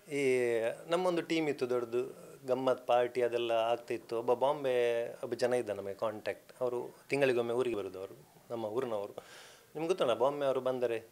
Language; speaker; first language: Kannada; non-native, local second language; Konkani